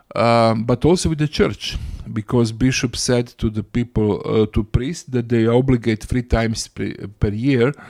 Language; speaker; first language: English; non-native, fluent; Croatian